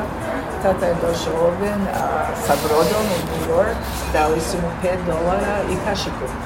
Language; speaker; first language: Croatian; early bilingual, heritage; Serbian